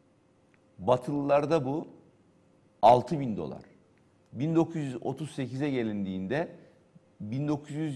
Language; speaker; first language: Turkish; native; Turkish